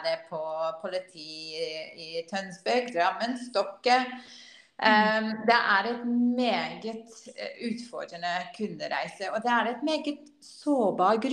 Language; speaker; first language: Norwegian; non-native, fluent; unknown